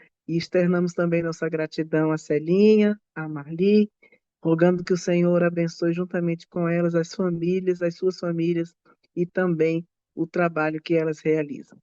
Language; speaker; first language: Portuguese; native; Portuguese